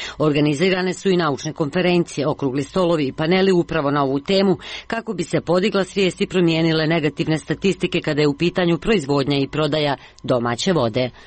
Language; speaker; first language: Croatian; native; Croatian